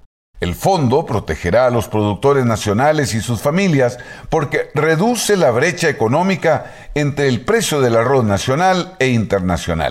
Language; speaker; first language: Spanish; native; Spanish